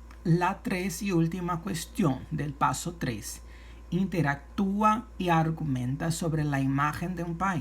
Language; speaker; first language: Spanish; non-native, fluent; Portuguese